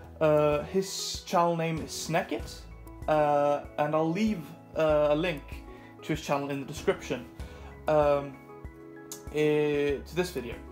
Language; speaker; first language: English; non-native, fluent; Swedish